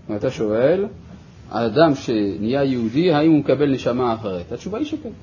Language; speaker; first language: Hebrew; non-native, fluent; French